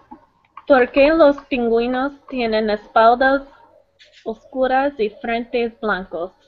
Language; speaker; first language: Spanish; non-native, learner; English